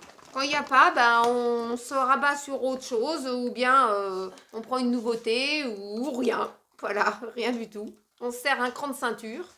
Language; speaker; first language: French; native; French